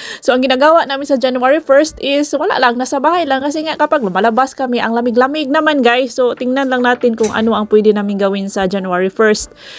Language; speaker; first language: Filipino; non-native, local second language; Cebuano